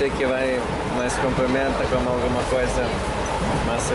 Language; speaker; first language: Portuguese; non-native, learner; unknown